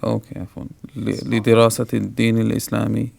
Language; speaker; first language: Arabic; non-native, learner; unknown